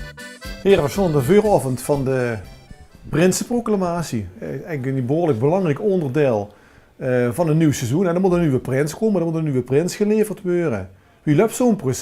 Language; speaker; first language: Dutch; native; Dutch